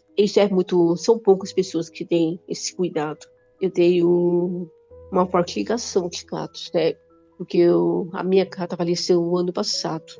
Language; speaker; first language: Portuguese; non-native, local second language; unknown